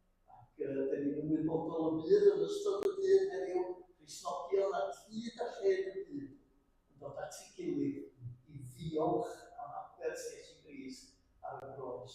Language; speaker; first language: Welsh; native; Welsh